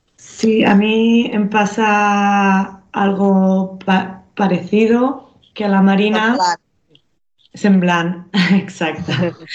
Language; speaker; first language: Catalan; non-native, local second language; Spanish